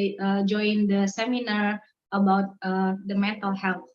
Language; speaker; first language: English; non-native, learner; Indonesian